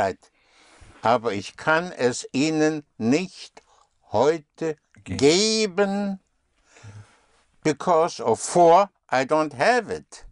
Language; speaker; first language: German; non-native, fluent; English